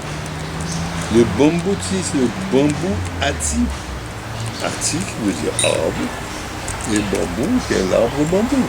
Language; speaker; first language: French; non-native, local second language; Haitian Creole